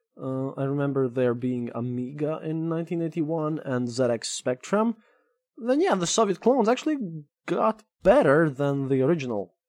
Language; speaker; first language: English; non-native, fluent; Russian